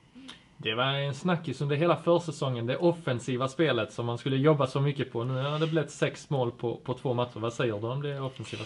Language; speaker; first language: Swedish; native; Swedish